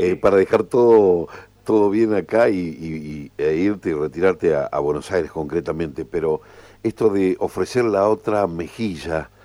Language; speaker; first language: Spanish; native; Spanish